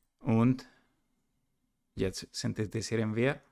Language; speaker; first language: German; non-native, learner; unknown